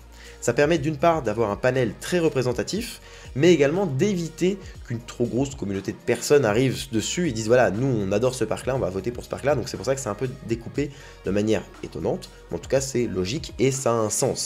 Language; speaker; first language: French; native; French